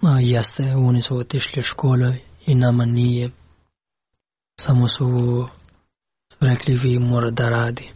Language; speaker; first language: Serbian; non-native, learner; Pashto